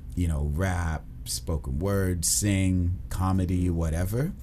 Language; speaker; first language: English; early bilingual, other home language; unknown